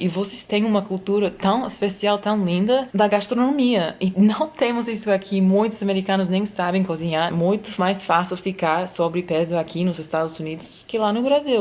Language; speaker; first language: Portuguese; non-native, fluent; English